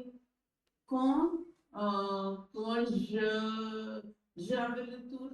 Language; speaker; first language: French; non-native, learner; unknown